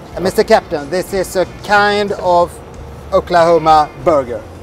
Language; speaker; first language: English; non-native, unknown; Swedish